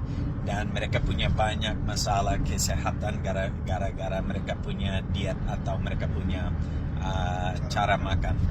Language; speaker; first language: Indonesian; non-native, fluent; English